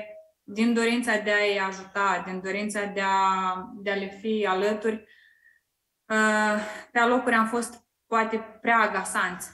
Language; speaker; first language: Romanian; native; Romanian